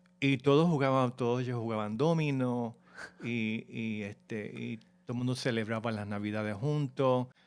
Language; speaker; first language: Spanish; native; Spanish